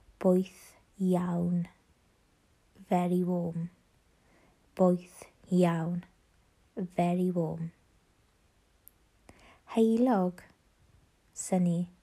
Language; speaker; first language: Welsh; non-native, learner; English